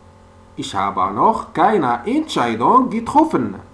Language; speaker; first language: German; non-native, fluent; French